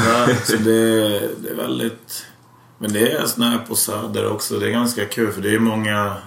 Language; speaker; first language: Swedish; early bilingual, other home language; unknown